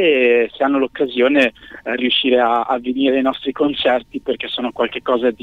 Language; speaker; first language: Italian; native; Italian